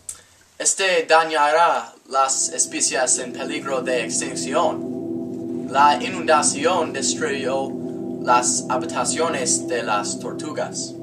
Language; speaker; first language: Spanish; non-native, learner; English